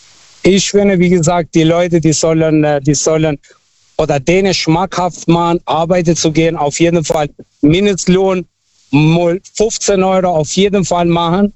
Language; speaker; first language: German; non-native, learner; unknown